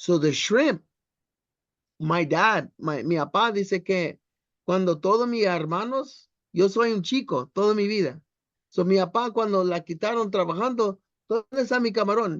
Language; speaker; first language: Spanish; non-native, learner; English